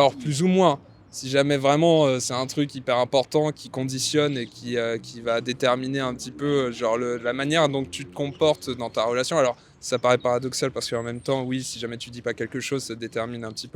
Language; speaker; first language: French; native; French